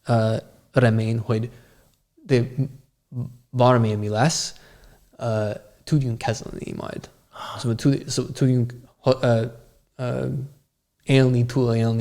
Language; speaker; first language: Hungarian; non-native, fluent; English